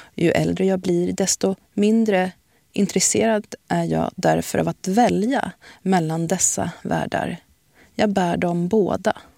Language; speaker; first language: Swedish; early bilingual, other home language; Arabic